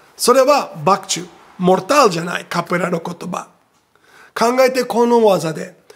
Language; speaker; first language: Japanese; non-native, fluent; Portuguese